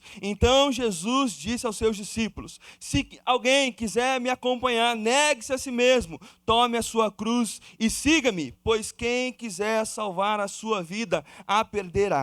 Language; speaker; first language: Portuguese; native; Portuguese